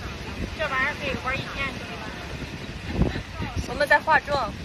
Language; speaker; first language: Chinese; native; Chinese